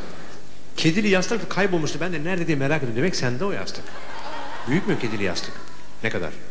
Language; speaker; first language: Turkish; native; Turkish